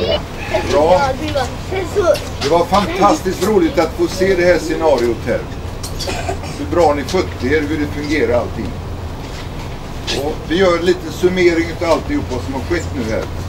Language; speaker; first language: Swedish; native; Swedish